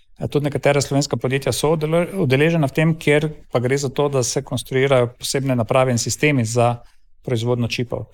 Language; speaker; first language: Slovenian; native; Slovenian